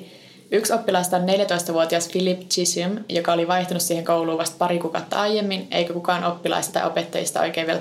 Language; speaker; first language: Finnish; native; Finnish